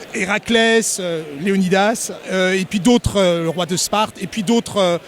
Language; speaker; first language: French; native; French